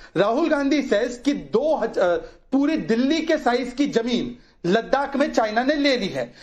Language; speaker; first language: Hindi; native; Hindi